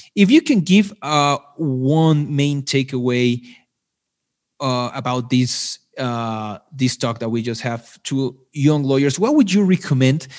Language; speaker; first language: English; non-native, fluent; Spanish